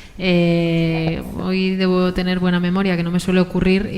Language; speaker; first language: Spanish; native; Spanish